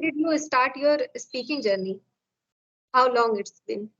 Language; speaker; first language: English; non-native, learner; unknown